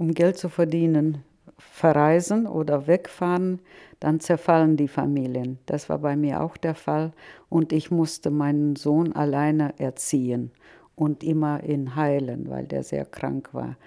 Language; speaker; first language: German; non-native, fluent; Russian